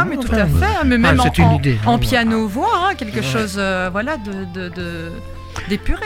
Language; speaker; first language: French; native; French